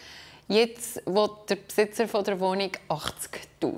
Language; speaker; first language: German; native; German